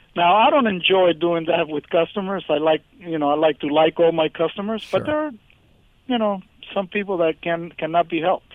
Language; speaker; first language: English; early bilingual, other home language; Spanish